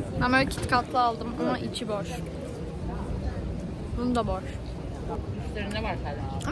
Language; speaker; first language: Turkish; early bilingual, heritage; Turkish